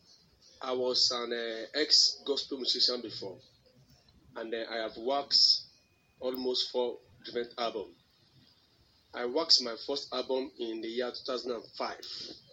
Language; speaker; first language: English; non-native, local second language; Yoruba